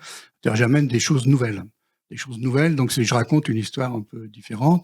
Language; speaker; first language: French; native; French